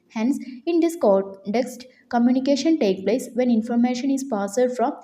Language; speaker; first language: English; non-native, local second language; Malayalam